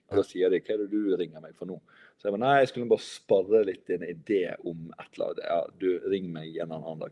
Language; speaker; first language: Norwegian; native; Norwegian